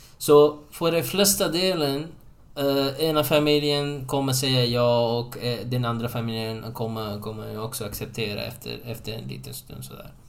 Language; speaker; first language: Swedish; non-native, fluent; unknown